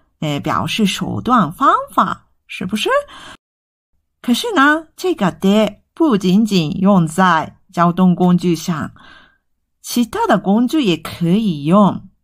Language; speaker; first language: Chinese; non-native, fluent; Japanese